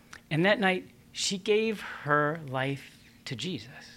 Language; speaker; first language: English; native; English